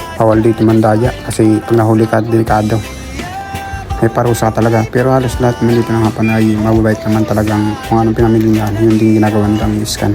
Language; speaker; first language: Filipino; non-native, local second language; Bikol